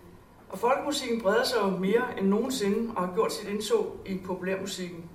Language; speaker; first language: Danish; native; Danish